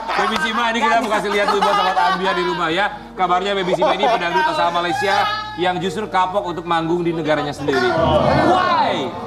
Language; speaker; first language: Indonesian; native; Indonesian